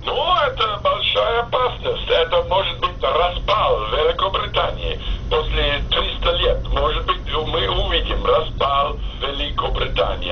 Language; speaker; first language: Russian; non-native, fluent; English